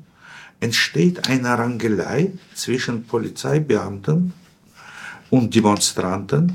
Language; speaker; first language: German; non-native, fluent; Russian